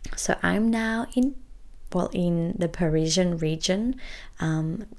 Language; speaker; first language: English; early bilingual, other home language; French